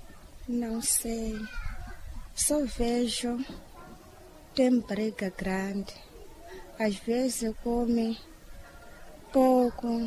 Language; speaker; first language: Portuguese; non-native, local second language; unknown